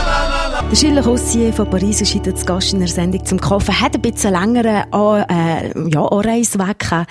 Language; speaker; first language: German; native; German